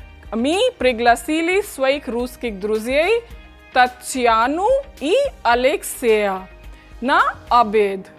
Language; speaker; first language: Russian; non-native, fluent; English